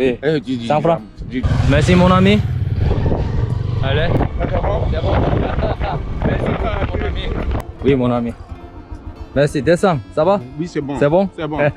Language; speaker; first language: French; non-native, learner; Korean